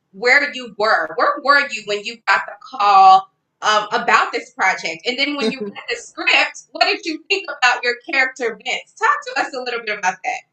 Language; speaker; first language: English; native; English